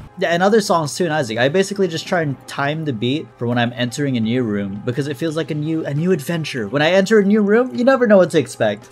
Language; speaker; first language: English; native; English